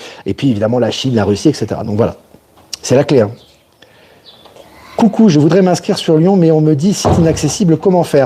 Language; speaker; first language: French; native; French